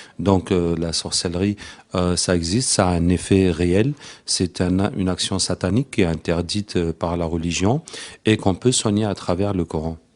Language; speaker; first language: French; non-native, local second language; Arabic